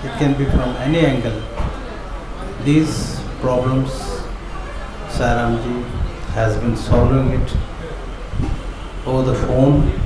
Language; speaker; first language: English; non-native, local second language; Tamil